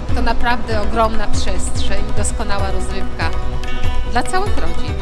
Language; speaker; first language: Polish; native; Polish